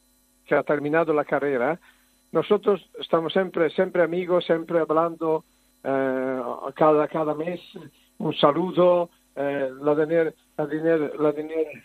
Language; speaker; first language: Spanish; non-native, learner; Italian